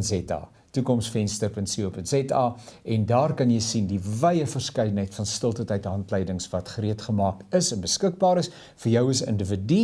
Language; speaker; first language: Afrikaans; native; Afrikaans